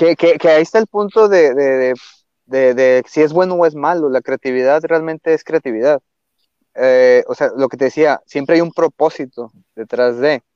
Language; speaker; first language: Spanish; native; Spanish